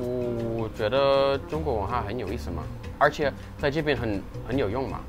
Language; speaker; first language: Chinese; non-native, fluent; English